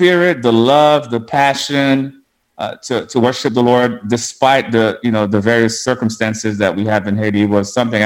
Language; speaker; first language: English; non-native, fluent; Haitian Creole